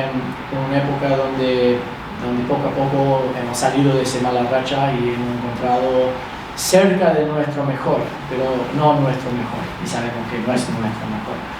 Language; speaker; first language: Spanish; early bilingual, other home language; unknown